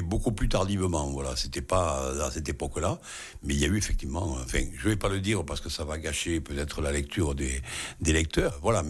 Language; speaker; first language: French; native; French